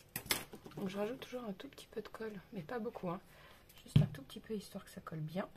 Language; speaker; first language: French; native; French